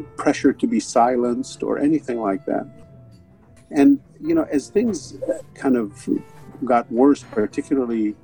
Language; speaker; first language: English; early bilingual, other home language; Arabic